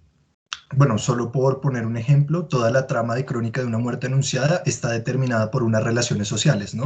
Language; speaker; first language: Spanish; native; Spanish